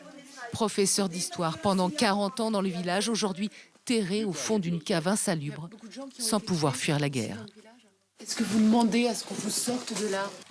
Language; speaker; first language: French; native; French